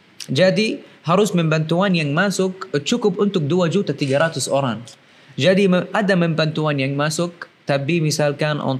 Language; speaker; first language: Indonesian; non-native, fluent; Arabic